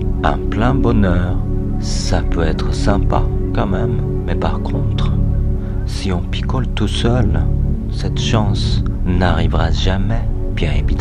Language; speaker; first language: French; non-native, fluent; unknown